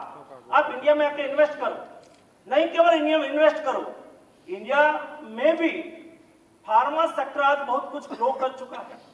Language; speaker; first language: Hindi; non-native, local second language; Gujarati